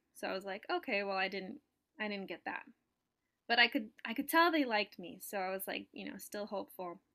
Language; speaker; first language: English; native; English